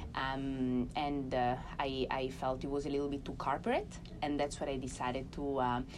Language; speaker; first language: English; non-native, fluent; Italian